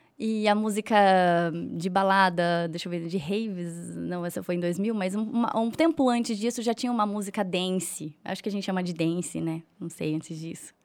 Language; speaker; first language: Portuguese; native; Portuguese